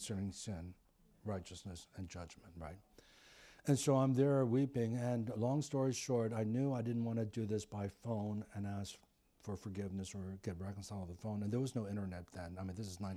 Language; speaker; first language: English; native; English